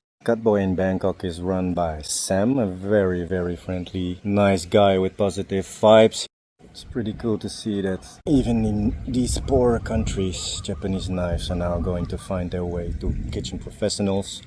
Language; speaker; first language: English; non-native, fluent; Dutch